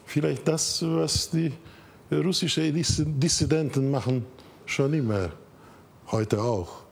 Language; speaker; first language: German; non-native, fluent; Hungarian